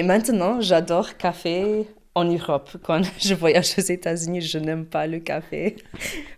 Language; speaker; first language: French; non-native, fluent; English